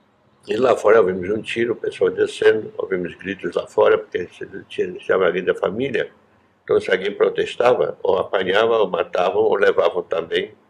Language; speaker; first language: Portuguese; non-native, fluent; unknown